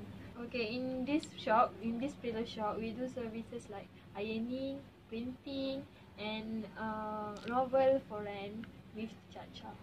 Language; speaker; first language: English; non-native, learner; Malay